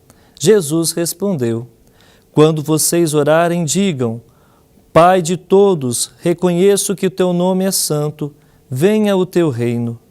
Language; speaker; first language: Portuguese; native; Portuguese